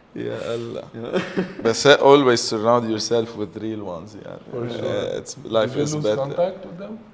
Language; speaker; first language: English; early bilingual, other home language; French